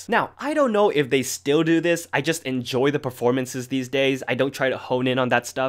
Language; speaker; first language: English; native; English